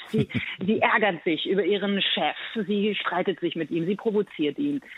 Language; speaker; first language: German; early bilingual, other home language; Persian